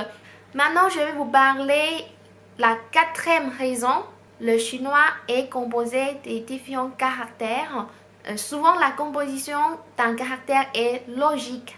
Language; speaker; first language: French; non-native, fluent; Chinese